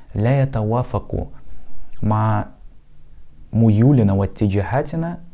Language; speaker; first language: Arabic; non-native, fluent; Russian